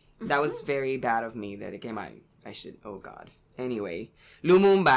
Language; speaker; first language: English; non-native, local second language; Spanish